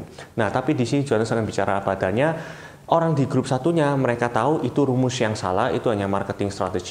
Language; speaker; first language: Indonesian; native; Indonesian